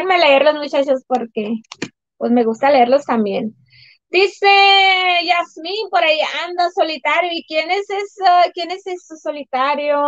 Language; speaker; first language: Spanish; native; Spanish